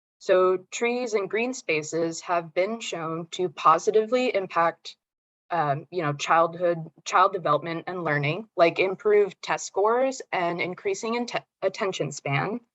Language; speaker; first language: English; native; English